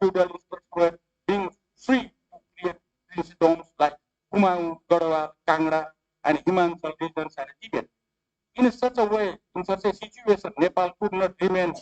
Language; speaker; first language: English; non-native, fluent; Nepali